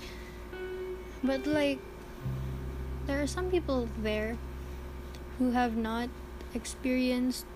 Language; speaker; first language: English; non-native, local second language; Filipino